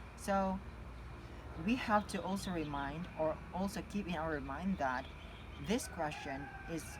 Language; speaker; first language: English; non-native, learner; Indonesian